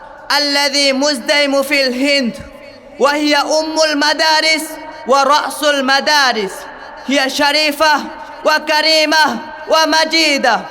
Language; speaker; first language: Arabic; non-native, learner; Bangla